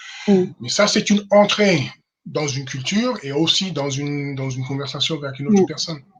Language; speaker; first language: French; non-native, fluent; English